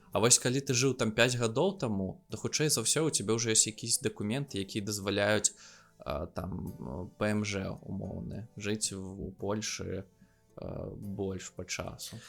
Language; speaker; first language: Belarusian; non-native, local second language; Russian